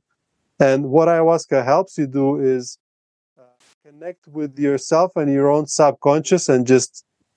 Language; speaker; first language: English; non-native, fluent; Russian